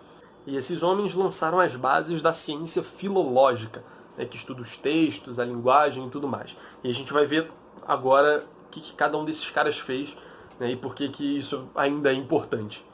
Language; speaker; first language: Portuguese; native; Portuguese